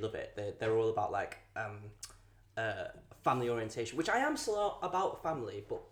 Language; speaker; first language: English; non-native, local second language; Cantonese